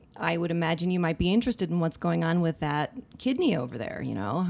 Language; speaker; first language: English; native; English